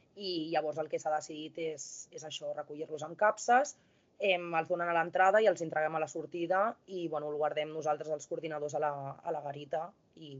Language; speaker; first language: Catalan; native; Catalan